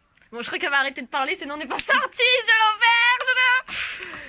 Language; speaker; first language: French; native; French